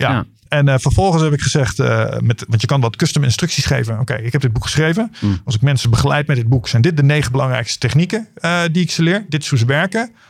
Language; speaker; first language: Dutch; native; Dutch